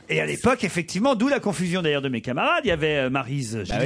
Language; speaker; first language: French; native; French